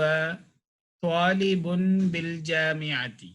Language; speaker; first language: Arabic; non-native, fluent; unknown